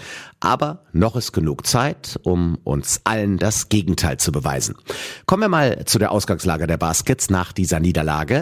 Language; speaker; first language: German; native; German